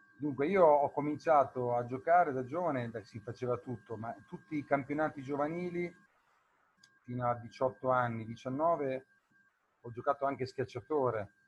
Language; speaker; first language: Italian; native; Italian